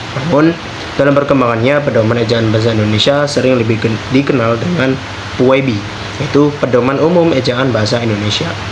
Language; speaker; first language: Indonesian; native; Indonesian